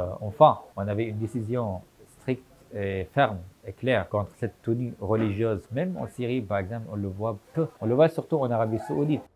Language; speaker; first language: French; non-native, fluent; Arabic